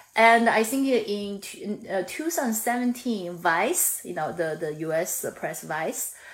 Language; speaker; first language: English; non-native, fluent; Chinese